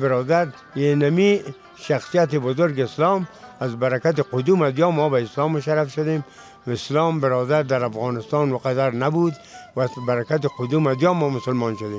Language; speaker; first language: Persian; native; Persian